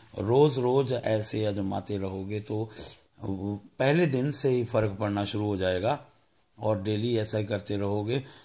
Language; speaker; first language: Hindi; non-native, local second language; Punjabi